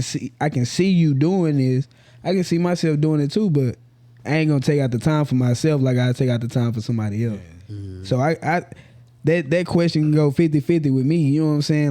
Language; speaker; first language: English; native; English